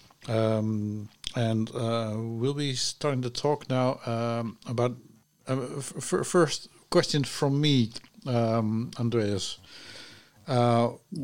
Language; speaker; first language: English; non-native, fluent; Dutch